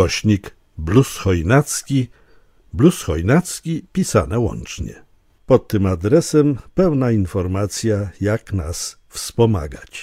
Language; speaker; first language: Polish; native; Polish